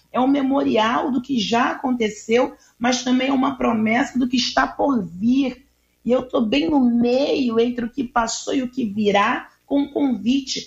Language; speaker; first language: Portuguese; native; Portuguese